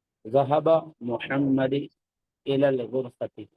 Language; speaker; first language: Arabic; non-native, learner; Urdu